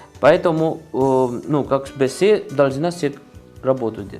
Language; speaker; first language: Russian; non-native, learner; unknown